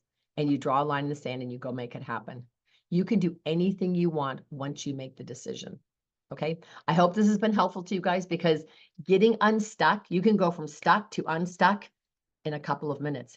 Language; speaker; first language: English; native; English